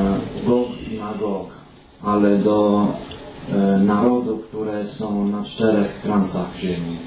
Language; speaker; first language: Polish; non-native, learner; Romanian